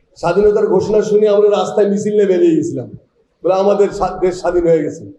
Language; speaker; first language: Bangla; native; Bangla